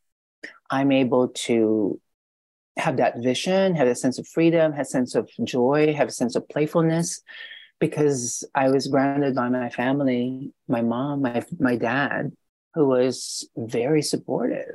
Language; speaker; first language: English; non-native, local second language; Filipino